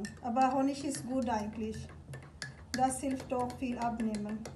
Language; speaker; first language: German; non-native, learner; Urdu